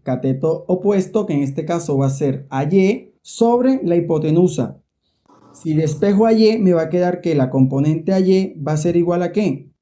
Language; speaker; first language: Spanish; native; Spanish